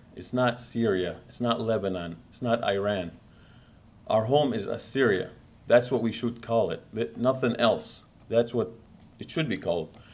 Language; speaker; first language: English; non-native, fluent; Assyrian Neo-Aramaic